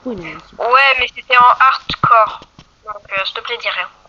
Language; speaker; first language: French; native; French